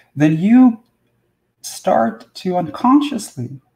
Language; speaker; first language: English; non-native, fluent; Russian